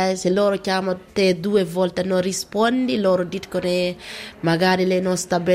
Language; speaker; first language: Italian; non-native, learner; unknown